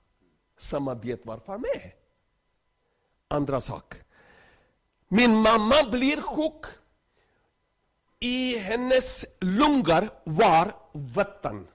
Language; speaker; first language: Swedish; non-native, learner; Urdu